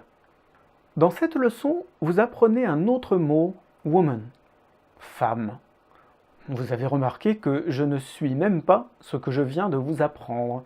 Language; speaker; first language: French; native; French